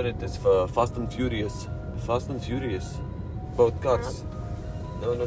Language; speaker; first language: English; non-native, learner; Russian